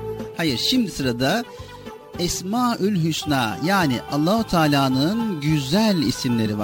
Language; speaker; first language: Turkish; native; Turkish